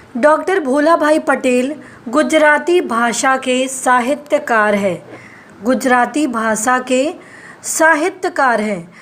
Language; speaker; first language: Hindi; non-native, local second language; Gujarati